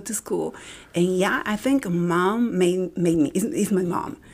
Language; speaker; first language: English; non-native, fluent; Spanish